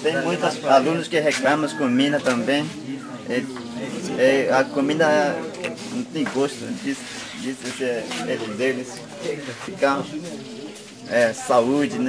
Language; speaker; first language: Portuguese; non-native, local second language; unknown